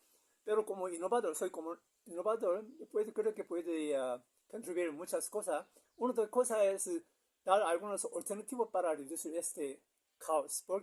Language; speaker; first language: Spanish; non-native, learner; Korean